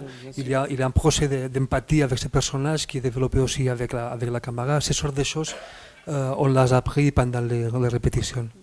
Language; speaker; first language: French; non-native, fluent; Spanish